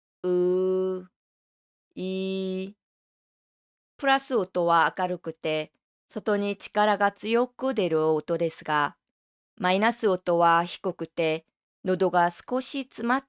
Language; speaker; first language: Japanese; non-native, fluent; Korean